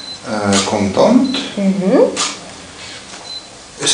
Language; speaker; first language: French; non-native, learner; Russian